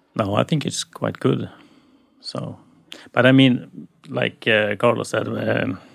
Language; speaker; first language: English; non-native, fluent; Swedish